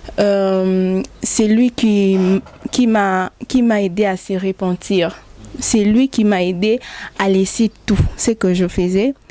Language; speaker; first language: French; non-native, local second language; Lingala